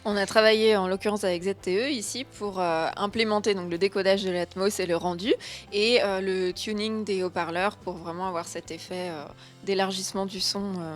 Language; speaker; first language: French; native; French